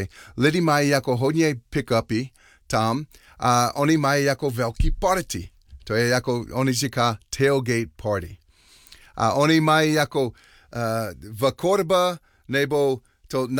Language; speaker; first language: Czech; non-native, learner; English